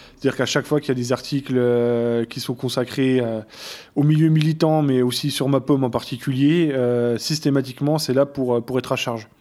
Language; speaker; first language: French; native; French